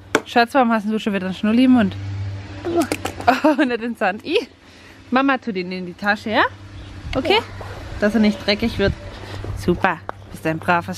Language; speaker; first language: German; native; German